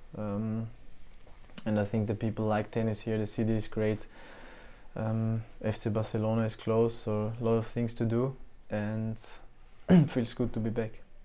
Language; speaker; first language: English; non-native, fluent; German